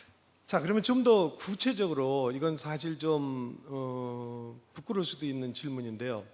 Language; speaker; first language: Korean; native; Korean